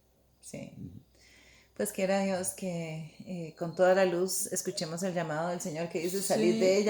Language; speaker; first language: Spanish; native; Spanish